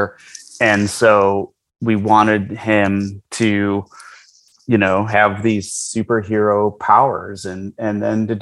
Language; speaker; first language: English; native; English